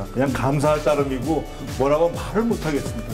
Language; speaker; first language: Korean; native; Korean